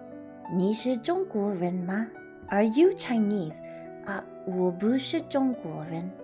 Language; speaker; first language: Chinese; non-native, learner; English